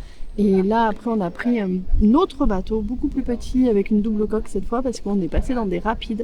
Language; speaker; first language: French; native; French